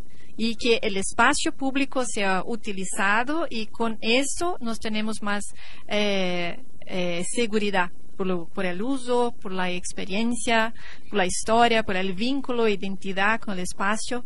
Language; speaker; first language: Spanish; non-native, learner; Portuguese